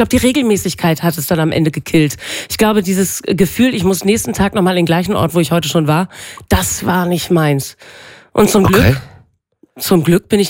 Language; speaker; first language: German; non-native, local second language; Low German